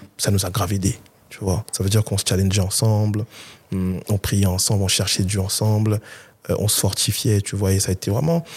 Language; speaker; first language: French; early bilingual, other home language; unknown